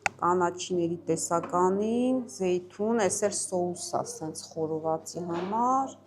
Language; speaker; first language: Armenian; native; Armenian